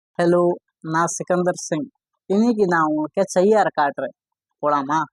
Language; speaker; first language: Tamil; non-native, learner; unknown